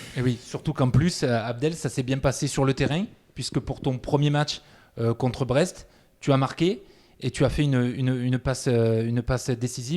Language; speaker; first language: French; native; French